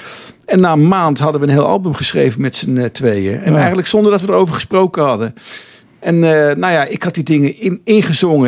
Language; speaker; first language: Dutch; native; Dutch